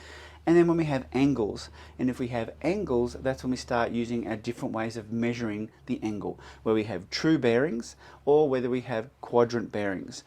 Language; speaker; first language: English; native; English